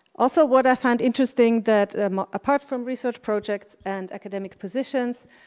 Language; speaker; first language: English; non-native, fluent; German